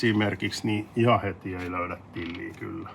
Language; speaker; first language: Finnish; native; Finnish